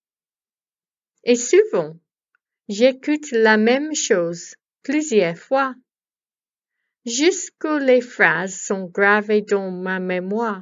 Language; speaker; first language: French; non-native, learner; English